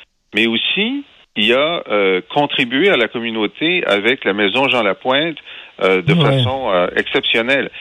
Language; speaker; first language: French; native; French